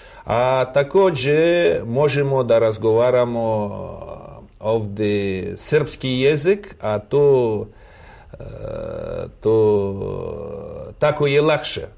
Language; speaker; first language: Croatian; non-native, fluent; Russian